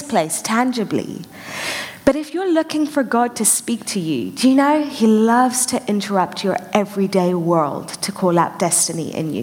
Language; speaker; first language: English; native; English